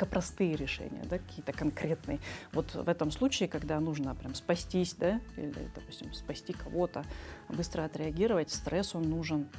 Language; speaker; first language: Russian; native; Russian